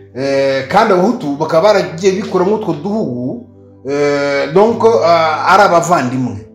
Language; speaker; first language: Kinyarwanda; native; Kinyarwanda